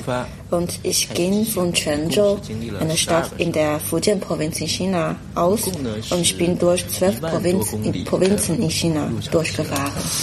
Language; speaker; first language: German; non-native, fluent; Chinese